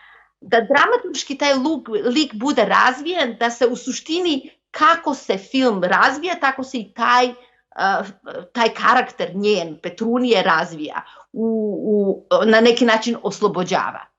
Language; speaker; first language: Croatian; non-native, local second language; Macedonian